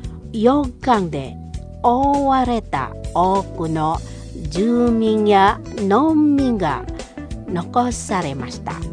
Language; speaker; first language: Japanese; non-native, fluent; Indonesian